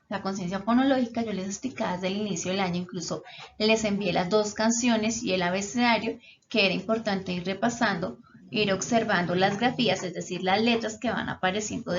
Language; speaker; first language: Spanish; native; Spanish